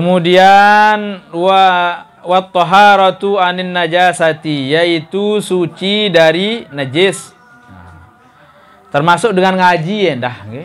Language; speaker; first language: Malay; non-native, local second language; Sasak